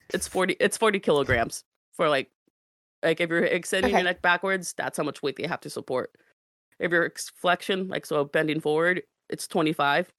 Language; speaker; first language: English; native; English